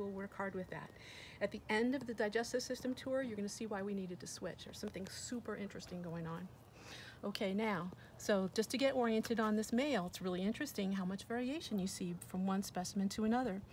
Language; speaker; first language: English; native; English